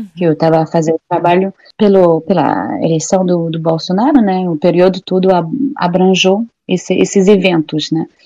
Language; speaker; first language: Portuguese; non-native, fluent; French